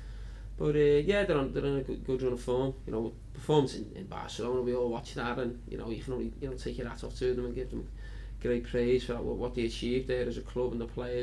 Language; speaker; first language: English; native; English